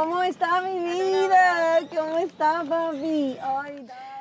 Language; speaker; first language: Spanish; non-native, local second language; English